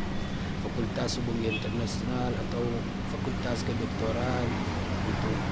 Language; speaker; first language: Indonesian; non-native, learner; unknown